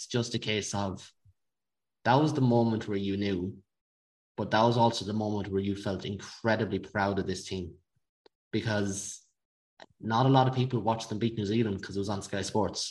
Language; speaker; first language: English; native; English